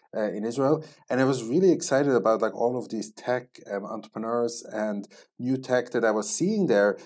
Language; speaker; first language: English; non-native, fluent; Swiss German